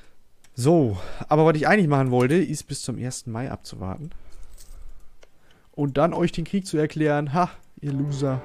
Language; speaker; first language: German; native; German